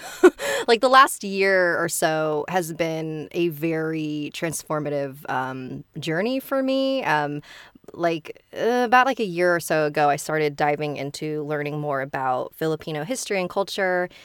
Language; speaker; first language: English; early bilingual, other home language; Filipino